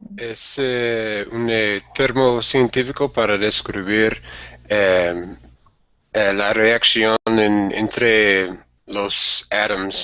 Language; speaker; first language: Spanish; non-native, learner; English